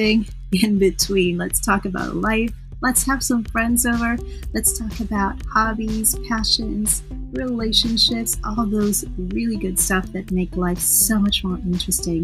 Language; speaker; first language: English; non-native, local second language; Filipino